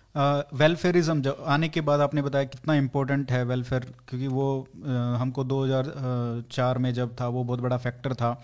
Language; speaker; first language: Hindi; native; Hindi